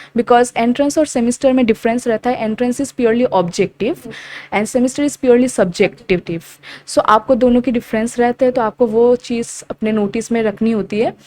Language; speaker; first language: Hindi; non-native, local second language; Assamese